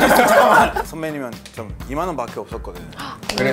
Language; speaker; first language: Korean; non-native, fluent; Spanish